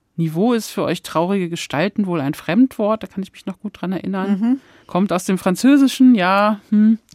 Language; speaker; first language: German; native; German